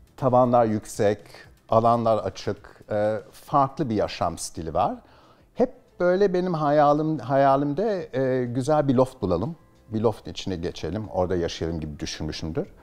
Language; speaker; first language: Turkish; early bilingual, heritage; Turkish